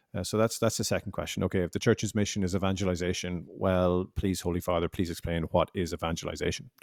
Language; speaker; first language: English; native; English